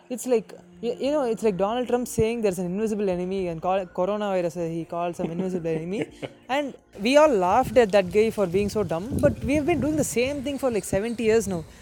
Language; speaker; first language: English; non-native, local second language; Tamil